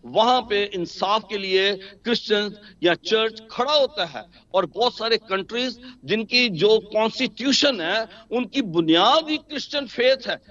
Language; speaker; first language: Urdu; non-native, local second language; Punjabi